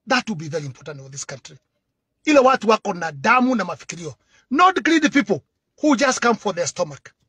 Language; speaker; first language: English; non-native, local second language; Swahili